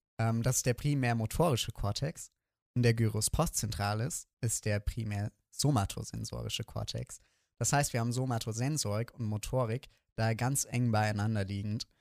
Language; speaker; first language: German; native; German